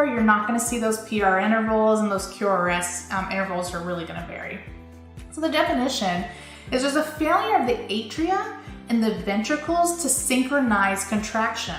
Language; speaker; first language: English; native; English